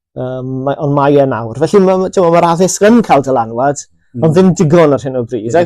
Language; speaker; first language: Welsh; native; Welsh